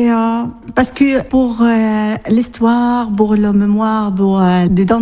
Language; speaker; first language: French; non-native, learner; Arabic